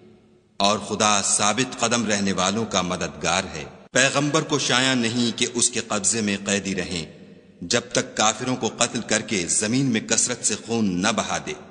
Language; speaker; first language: Urdu; native; Urdu